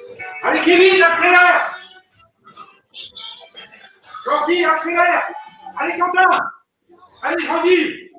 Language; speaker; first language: French; native; French